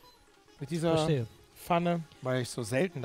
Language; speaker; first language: German; native; German